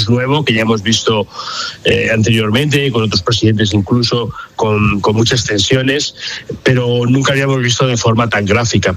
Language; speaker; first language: Spanish; native; Spanish